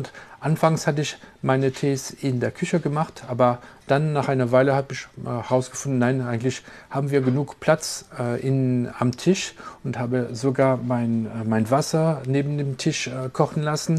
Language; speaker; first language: German; non-native, local second language; French